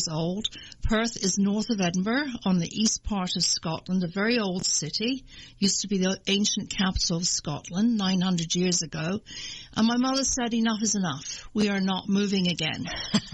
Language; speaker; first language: English; native; English